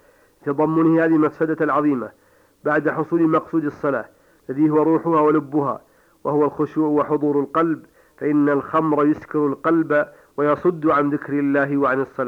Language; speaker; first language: Arabic; native; Arabic